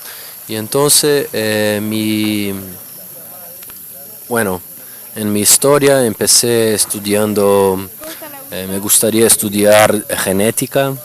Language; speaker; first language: Spanish; non-native, fluent; Portuguese